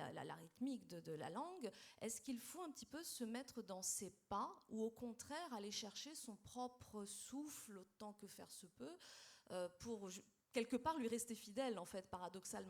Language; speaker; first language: French; native; French